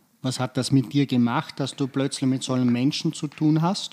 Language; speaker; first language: German; native; German